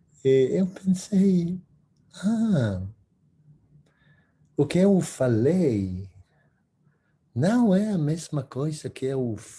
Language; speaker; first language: Portuguese; non-native, fluent; Spanish